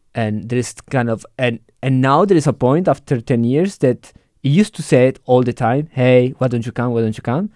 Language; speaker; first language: English; non-native, fluent; Italian